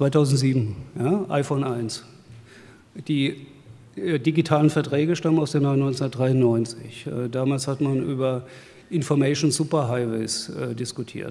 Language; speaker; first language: German; native; German